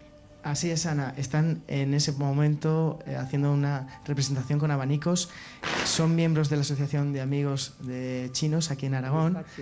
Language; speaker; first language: Spanish; native; Spanish